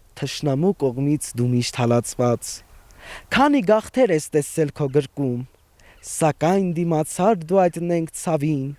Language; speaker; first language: Armenian; native; Armenian